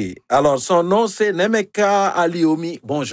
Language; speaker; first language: French; native; French